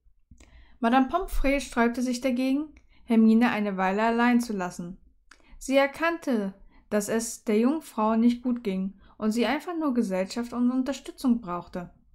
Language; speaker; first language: German; native; German